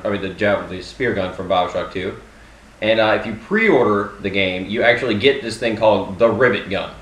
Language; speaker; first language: English; native; English